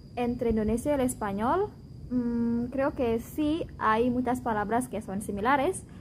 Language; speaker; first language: Spanish; non-native, fluent; Indonesian